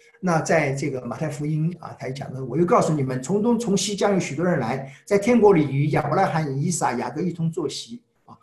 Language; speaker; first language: Chinese; native; Chinese